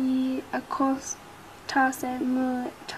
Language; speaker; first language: Spanish; non-native, learner; English